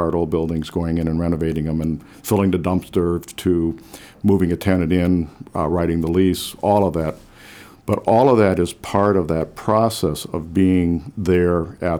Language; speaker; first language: English; native; English